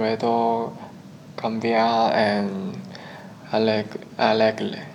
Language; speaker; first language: Spanish; non-native, learner; Chinese